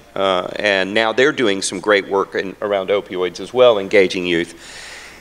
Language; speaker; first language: English; native; English